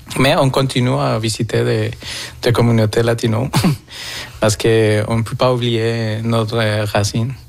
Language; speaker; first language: French; non-native, fluent; Spanish